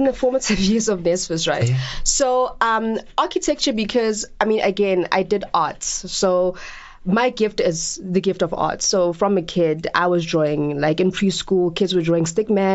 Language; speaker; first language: English; non-native, local second language; Tswana